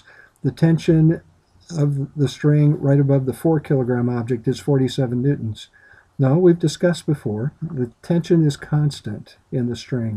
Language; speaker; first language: English; native; English